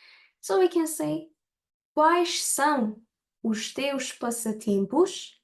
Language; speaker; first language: Portuguese; non-native, fluent; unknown